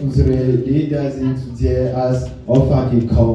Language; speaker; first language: German; non-native, learner; French